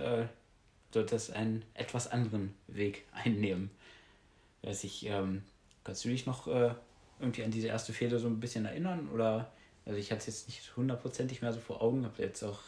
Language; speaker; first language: German; native; German